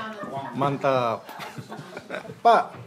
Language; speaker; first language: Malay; early bilingual, heritage; Dutch